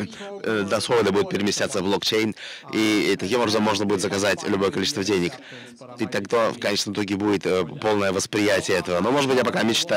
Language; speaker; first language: Russian; native; Russian